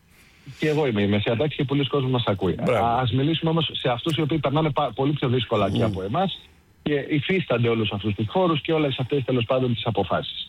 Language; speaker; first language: Greek; native; Greek